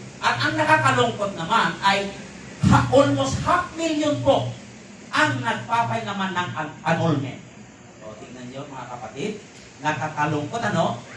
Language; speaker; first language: Filipino; non-native, local second language; Iloko